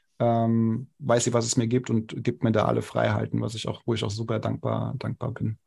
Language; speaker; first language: German; non-native, local second language; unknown